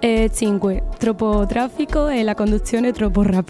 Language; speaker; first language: Italian; non-native, learner; Spanish